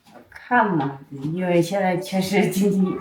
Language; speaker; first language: Chinese; non-native, local second language; Tibetan